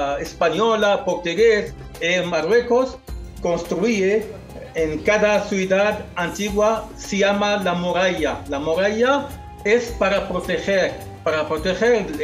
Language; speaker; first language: Spanish; non-native, local second language; Arabic